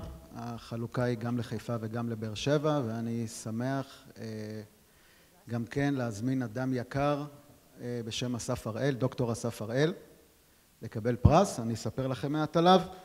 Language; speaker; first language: Hebrew; native; Hebrew